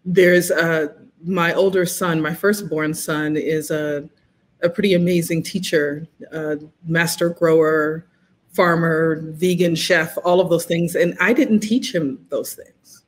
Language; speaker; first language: English; native; English